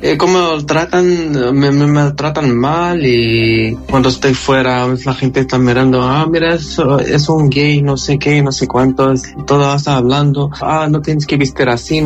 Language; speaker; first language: Spanish; non-native, learner; Arabic